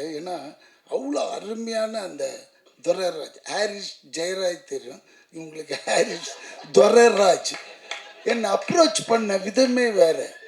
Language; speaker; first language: Tamil; native; Tamil